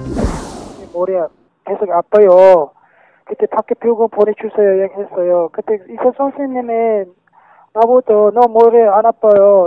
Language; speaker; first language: Korean; non-native, learner; Uzbek